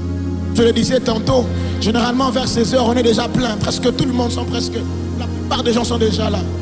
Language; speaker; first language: French; non-native, local second language; Lingala